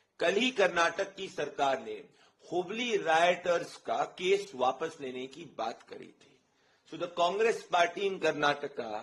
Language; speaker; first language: Hindi; native; Hindi